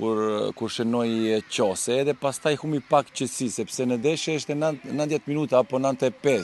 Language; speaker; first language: Albanian; non-native, learner; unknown